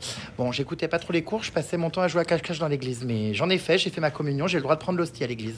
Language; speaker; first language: French; native; French